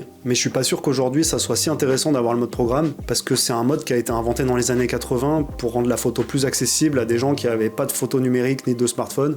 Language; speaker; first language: French; native; French